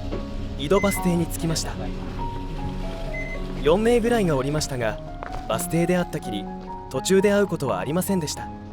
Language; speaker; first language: Japanese; native; Japanese